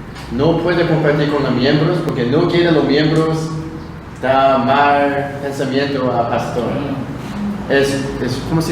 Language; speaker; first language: Spanish; non-native, learner; Korean